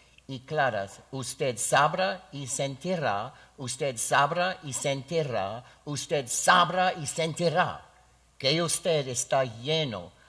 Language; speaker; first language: Spanish; non-native, learner; English